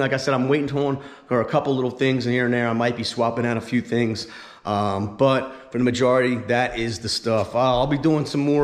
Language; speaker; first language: English; native; English